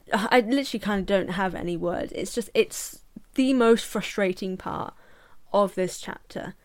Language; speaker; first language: English; native; English